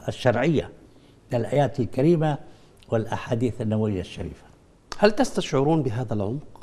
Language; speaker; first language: Arabic; native; Arabic